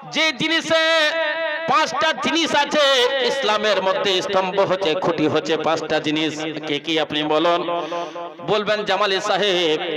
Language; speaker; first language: Bangla; non-native, local second language; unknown